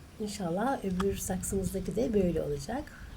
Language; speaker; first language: Turkish; native; Turkish